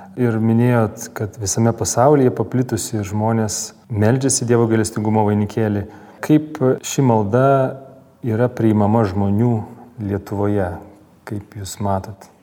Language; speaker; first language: Lithuanian; native; Lithuanian